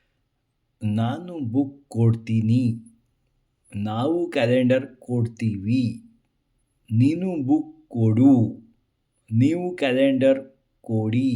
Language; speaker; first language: Kannada; non-native, learner; Marathi